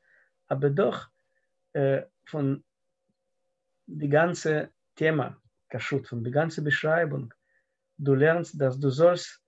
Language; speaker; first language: German; non-native, fluent; Russian